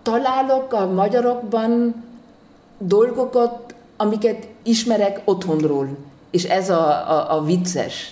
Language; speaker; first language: Hungarian; non-native, fluent; German